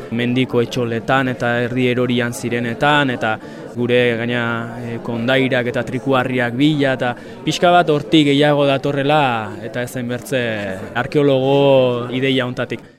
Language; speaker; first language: Basque; native; Basque